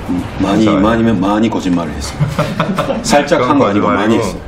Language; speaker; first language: Korean; early bilingual, heritage; Korean